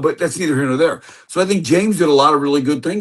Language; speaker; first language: English; native; English